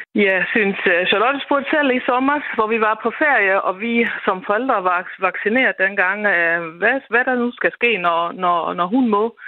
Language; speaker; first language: Danish; non-native, fluent; German